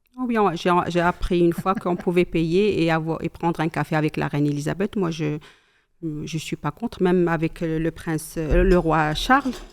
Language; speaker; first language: French; non-native, local second language; Kabyle